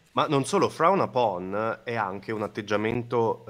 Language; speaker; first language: Italian; non-native, local second language; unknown